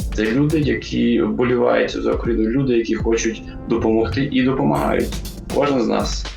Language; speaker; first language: Ukrainian; native; Ukrainian